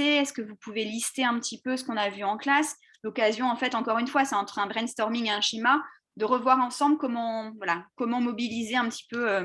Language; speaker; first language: French; native; French